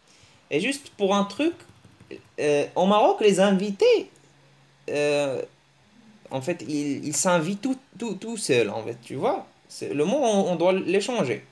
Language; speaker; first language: French; early bilingual, other home language; Arabic